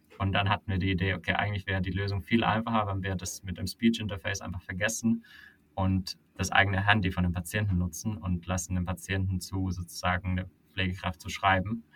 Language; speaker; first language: German; non-native, fluent; Finnish